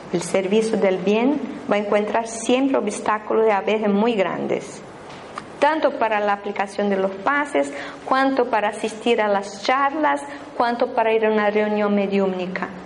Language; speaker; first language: Spanish; non-native, fluent; Portuguese